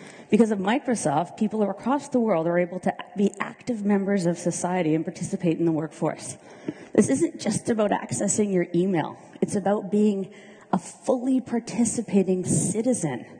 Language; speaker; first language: English; native; English